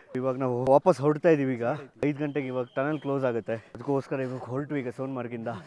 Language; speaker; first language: Kannada; native; Kannada